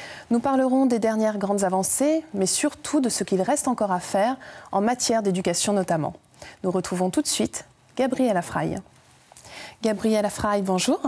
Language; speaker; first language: French; native; French